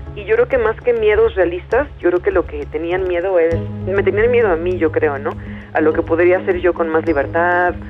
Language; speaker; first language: Spanish; native; Spanish